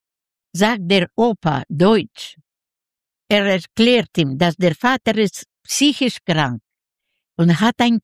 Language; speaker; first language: German; non-native, learner; Yiddish